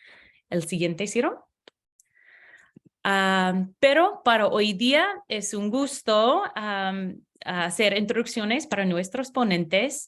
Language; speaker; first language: Spanish; non-native, learner; English